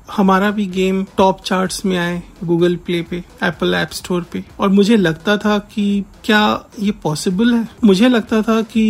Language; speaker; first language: Hindi; native; Hindi